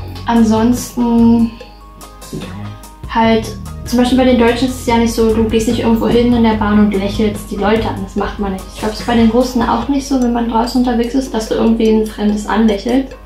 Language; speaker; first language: German; native; German